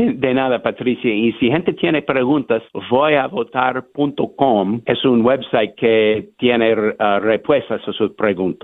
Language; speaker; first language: Spanish; non-native, fluent; English